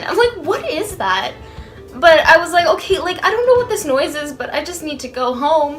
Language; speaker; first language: English; native; English